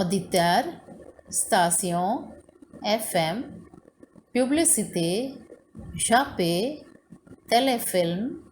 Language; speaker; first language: French; non-native, learner; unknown